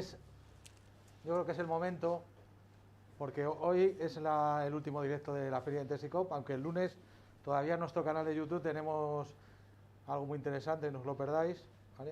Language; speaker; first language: Spanish; native; Spanish